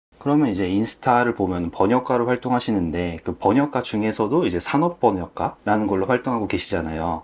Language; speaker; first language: Korean; native; Korean